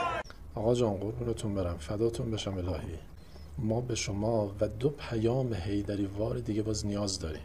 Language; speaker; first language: Persian; native; Persian